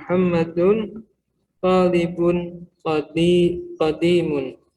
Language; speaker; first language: Arabic; non-native, learner; Indonesian